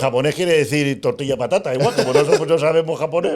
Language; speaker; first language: Spanish; native; Spanish